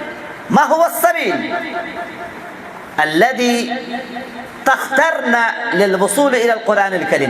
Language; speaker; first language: Arabic; non-native, fluent; Urdu